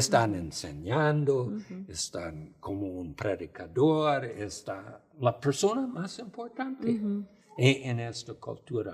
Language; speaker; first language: Spanish; non-native, fluent; English